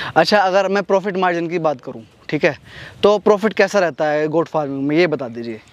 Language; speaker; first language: Hindi; native; Hindi